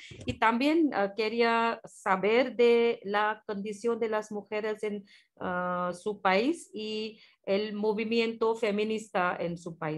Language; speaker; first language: Spanish; non-native, fluent; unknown